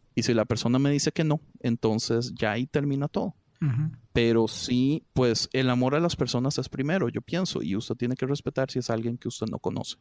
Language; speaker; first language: Spanish; native; Spanish